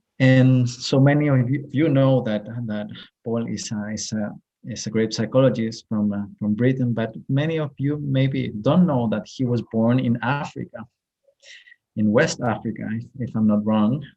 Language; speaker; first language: English; non-native, fluent; Spanish